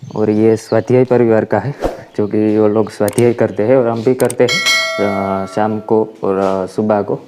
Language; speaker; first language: Hindi; non-native, local second language; Gujarati